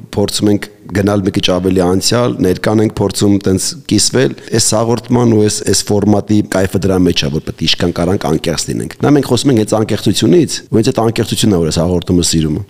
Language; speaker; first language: Armenian; native; Armenian